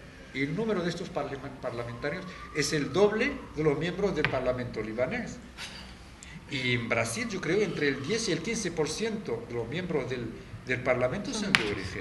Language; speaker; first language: Spanish; non-native, fluent; Arabic